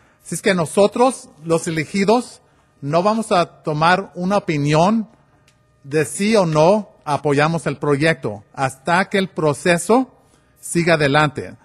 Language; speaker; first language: Spanish; early bilingual, heritage; Spanish